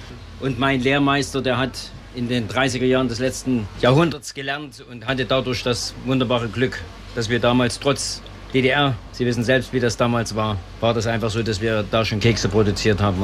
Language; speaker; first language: German; native; German